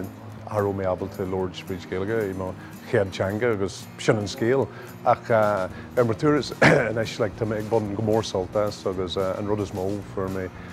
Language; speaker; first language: Irish; non-native, local second language; English